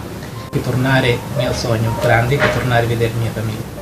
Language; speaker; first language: Italian; non-native, fluent; Arabic